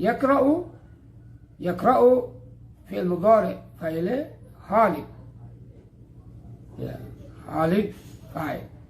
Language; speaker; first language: Arabic; non-native, fluent; Indonesian